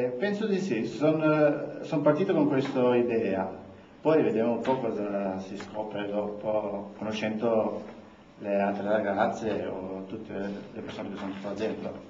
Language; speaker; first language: Italian; non-native, fluent; Albanian